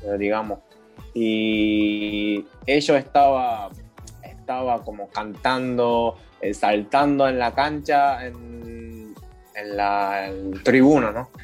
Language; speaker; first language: Spanish; non-native, learner; Japanese